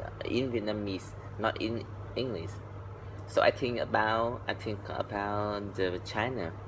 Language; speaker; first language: English; non-native, learner; Vietnamese